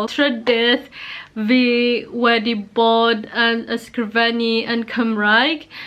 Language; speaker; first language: Welsh; non-native, learner; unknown